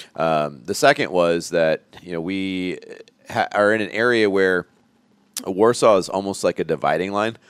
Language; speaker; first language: English; native; English